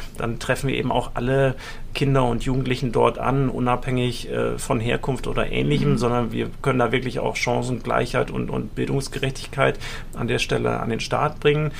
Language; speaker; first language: German; native; German